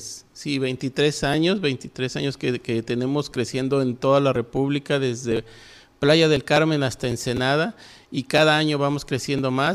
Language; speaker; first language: Spanish; native; Spanish